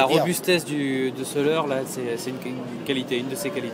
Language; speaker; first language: French; native; French